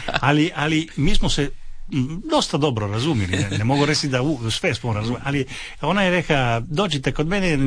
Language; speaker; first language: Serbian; non-native, fluent; Italian